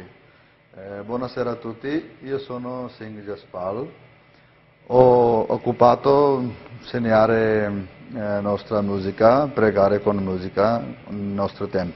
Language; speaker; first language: Italian; non-native, learner; Punjabi